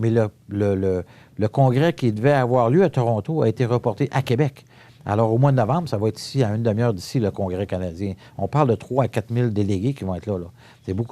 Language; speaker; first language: French; native; French